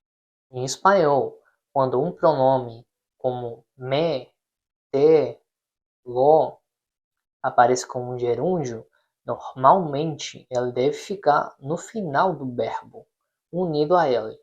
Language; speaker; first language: Portuguese; non-native, fluent; Spanish